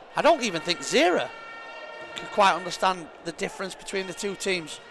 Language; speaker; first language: English; native; English